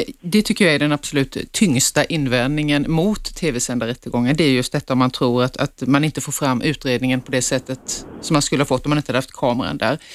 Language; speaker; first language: Swedish; native; Swedish